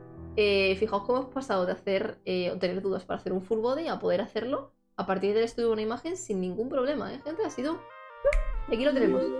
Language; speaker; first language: Spanish; native; Spanish